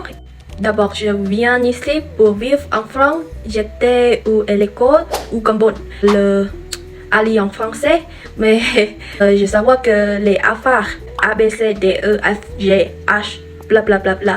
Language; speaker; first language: French; non-native, learner; Khmer